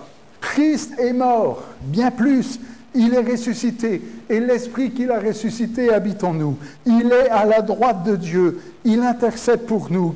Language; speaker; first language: French; native; French